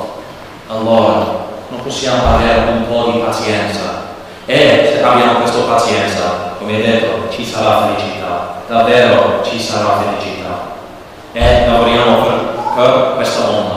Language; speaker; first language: Italian; non-native, learner; English